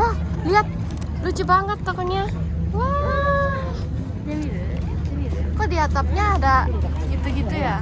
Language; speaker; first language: Indonesian; non-native, fluent; Japanese